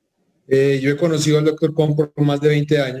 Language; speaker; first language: Spanish; native; Spanish